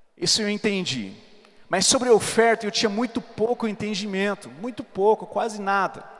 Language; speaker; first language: Portuguese; non-native, fluent; English